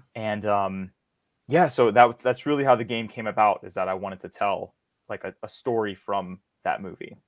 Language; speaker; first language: English; native; English